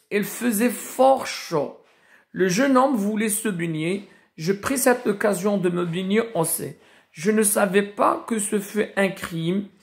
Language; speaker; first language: French; non-native, local second language; Arabic